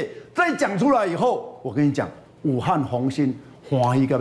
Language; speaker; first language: Chinese; native; Chinese